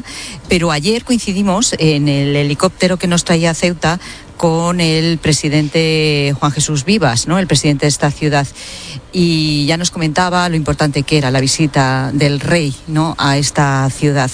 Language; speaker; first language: Spanish; native; Spanish